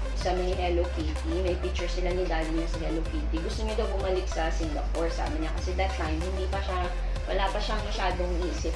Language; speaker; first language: Filipino; non-native, local second language; Iloko